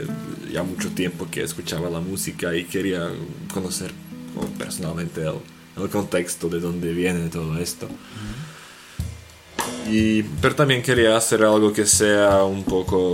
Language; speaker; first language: Spanish; non-native, fluent; Slovak